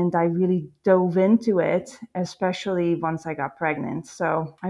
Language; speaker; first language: English; non-native, fluent; Hungarian